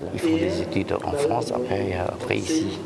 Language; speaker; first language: French; non-native, fluent; Khmer